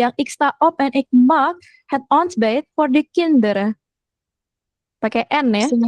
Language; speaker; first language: Dutch; non-native, fluent; Indonesian